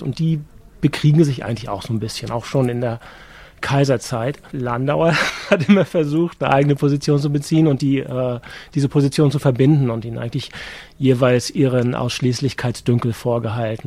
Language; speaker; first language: German; native; German